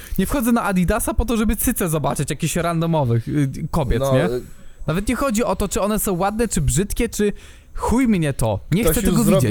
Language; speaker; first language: Polish; native; Polish